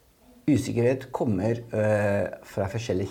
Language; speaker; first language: Norwegian; non-native, fluent; Italian